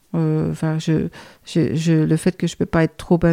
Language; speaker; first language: French; non-native, fluent; Danish